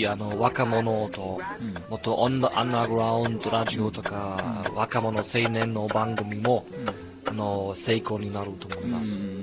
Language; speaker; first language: Japanese; non-native, fluent; German